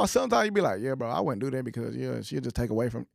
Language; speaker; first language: English; native; English